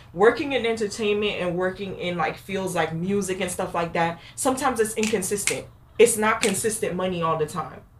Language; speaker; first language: English; native; English